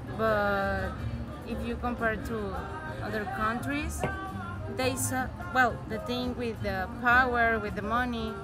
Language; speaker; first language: English; non-native, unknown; Spanish